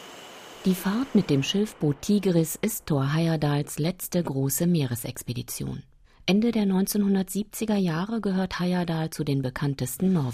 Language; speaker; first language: German; native; German